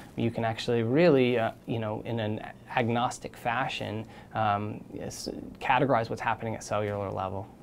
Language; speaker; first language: English; native; English